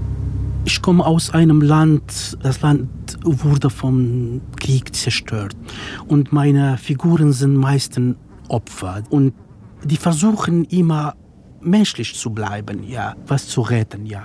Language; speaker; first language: German; non-native, fluent; Kurdish